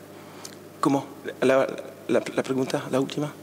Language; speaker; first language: Spanish; non-native, learner; French